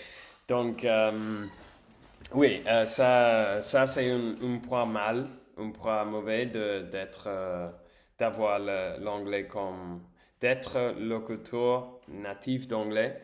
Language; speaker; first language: French; non-native, learner; English